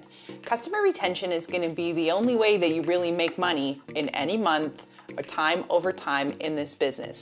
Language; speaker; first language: English; native; English